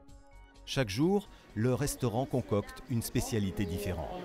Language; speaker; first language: French; native; French